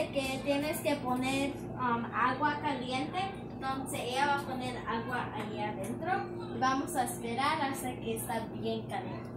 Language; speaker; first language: Spanish; early bilingual, heritage; Spanish